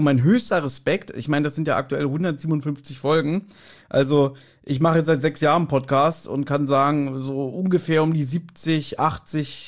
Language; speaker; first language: German; native; German